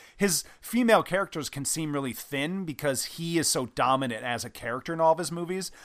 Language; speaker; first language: English; native; English